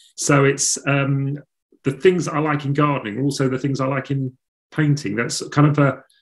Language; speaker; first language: English; native; English